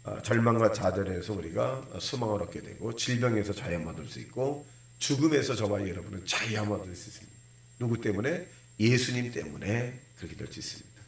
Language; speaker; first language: Korean; native; Korean